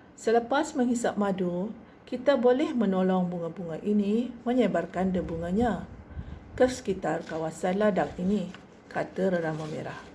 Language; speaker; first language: Malay; native; Malay